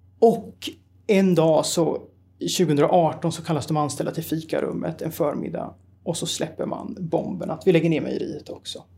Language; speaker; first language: Swedish; native; Swedish